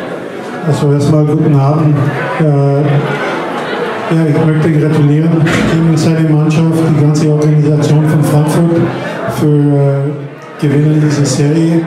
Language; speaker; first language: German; non-native, fluent; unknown